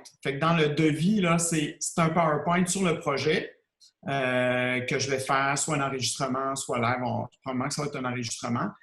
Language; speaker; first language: French; native; French